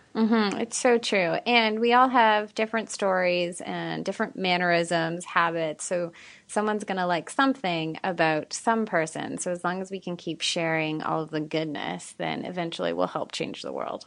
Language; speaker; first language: English; native; English